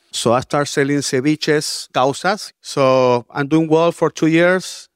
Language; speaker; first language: English; non-native, learner; Spanish